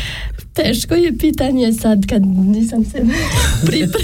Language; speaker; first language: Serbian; non-native, learner; French